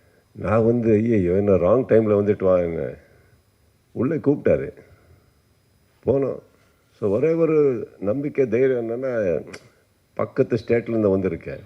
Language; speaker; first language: Tamil; non-native, learner; Kannada